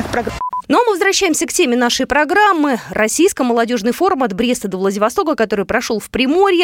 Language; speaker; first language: Russian; native; Russian